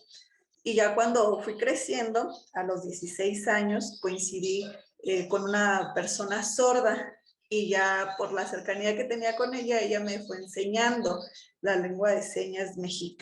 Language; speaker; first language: Spanish; native; Spanish